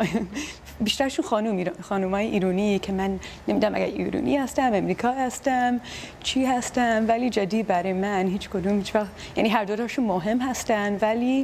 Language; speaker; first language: Persian; early bilingual, heritage; Persian